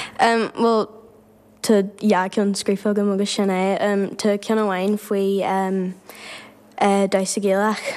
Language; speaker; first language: Irish; non-native, local second language; English